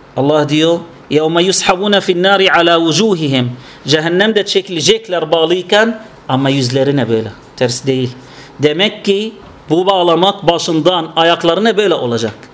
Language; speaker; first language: Turkish; non-native, fluent; Arabic